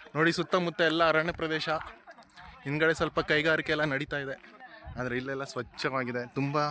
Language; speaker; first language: Kannada; native; Kannada